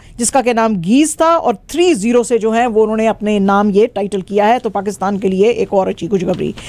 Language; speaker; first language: Urdu; native; Urdu